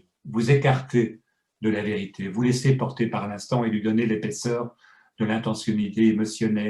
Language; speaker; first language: French; native; French